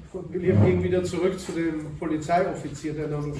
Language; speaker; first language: German; native; German